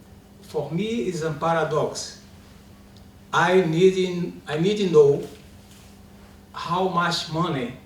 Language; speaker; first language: English; non-native, learner; Portuguese